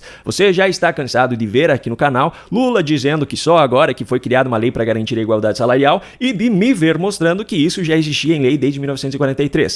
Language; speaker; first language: Portuguese; native; Portuguese